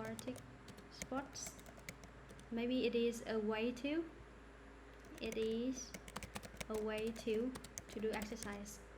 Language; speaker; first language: English; non-native, fluent; Vietnamese